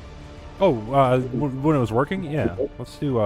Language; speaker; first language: English; native; English